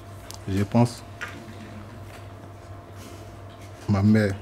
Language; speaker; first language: French; non-native, learner; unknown